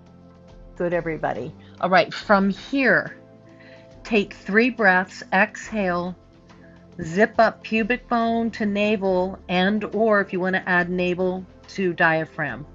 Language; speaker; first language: English; native; English